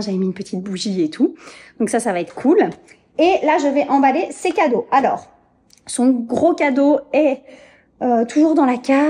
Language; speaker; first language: French; native; French